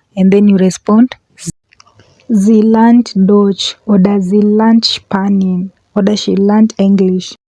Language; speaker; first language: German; non-native, learner; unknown